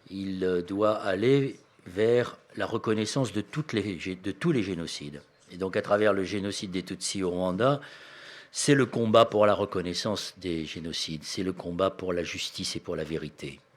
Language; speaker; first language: French; native; French